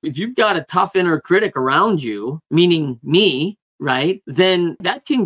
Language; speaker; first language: English; native; English